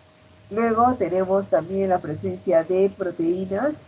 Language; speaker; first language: Spanish; native; Spanish